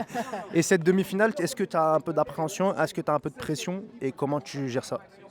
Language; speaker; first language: French; native; French